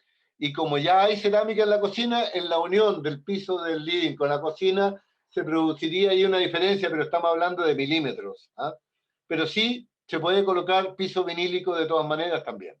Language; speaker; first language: Spanish; native; Spanish